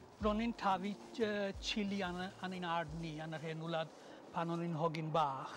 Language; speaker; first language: Welsh; non-native, fluent; Bangla